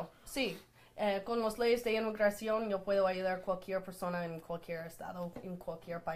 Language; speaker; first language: Spanish; non-native, fluent; English